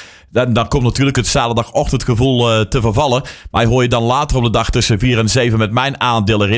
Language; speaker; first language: Dutch; native; Dutch